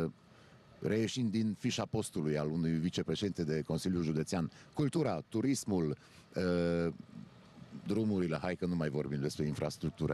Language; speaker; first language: Romanian; native; Romanian